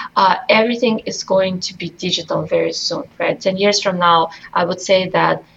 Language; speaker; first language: English; non-native, fluent; Russian